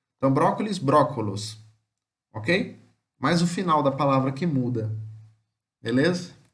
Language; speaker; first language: Portuguese; native; Portuguese